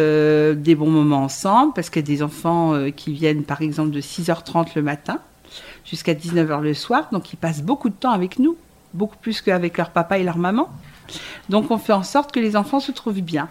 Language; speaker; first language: French; native; French